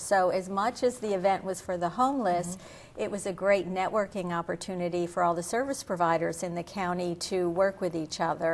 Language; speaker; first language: English; native; English